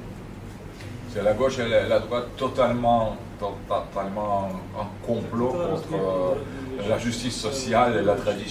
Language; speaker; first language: French; non-native, fluent; Russian